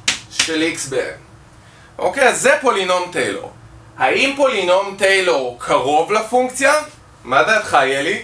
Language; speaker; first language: Hebrew; native; Hebrew